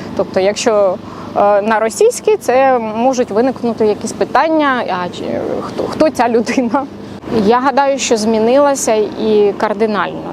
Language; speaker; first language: Ukrainian; non-native, local second language; Russian